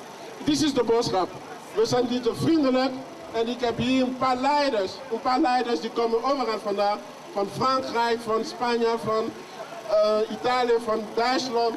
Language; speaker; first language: Dutch; non-native, learner; French